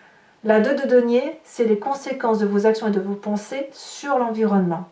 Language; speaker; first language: French; native; French